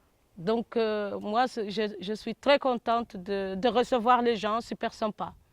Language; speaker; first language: French; non-native, local second language; Arabic